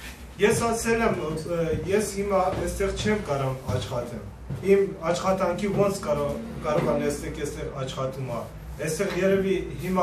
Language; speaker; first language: Armenian; non-native, learner; Persian